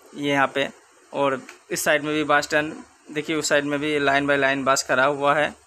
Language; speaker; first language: Hindi; non-native, local second language; Bangla